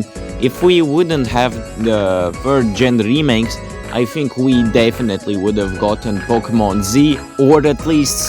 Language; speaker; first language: English; non-native, fluent; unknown